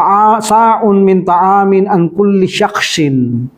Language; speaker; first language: Arabic; non-native, fluent; Filipino